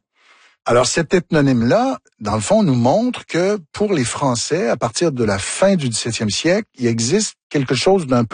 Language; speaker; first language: French; native; French